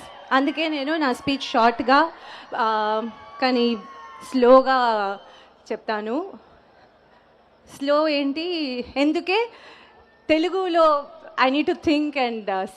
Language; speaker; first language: Telugu; non-native, learner; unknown